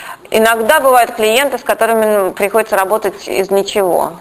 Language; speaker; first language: Russian; native; Russian